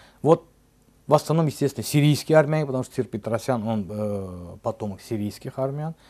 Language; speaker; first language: Russian; non-native, local second language; Azerbaijani